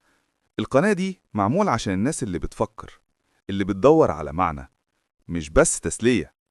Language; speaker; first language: Arabic; native; Arabic